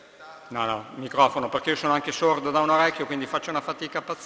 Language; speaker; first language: Italian; native; Italian